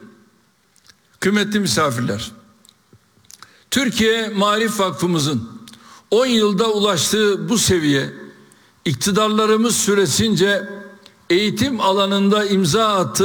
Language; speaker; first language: Turkish; native; Turkish